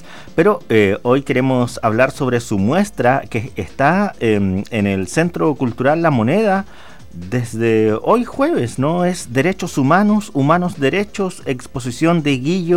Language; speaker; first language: Spanish; native; Spanish